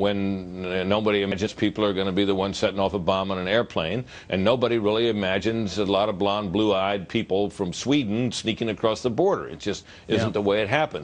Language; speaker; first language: English; native; English